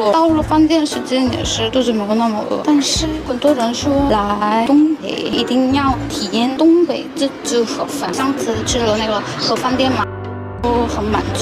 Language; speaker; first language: Chinese; non-native, learner; Korean